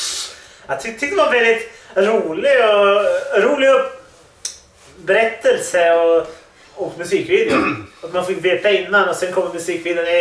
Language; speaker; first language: Swedish; non-native, learner; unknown